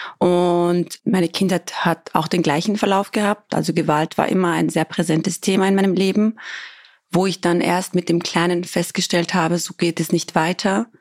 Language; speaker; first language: German; early bilingual, other home language; Albanian